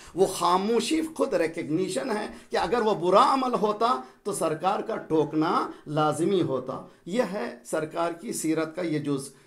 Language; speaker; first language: Urdu; native; Urdu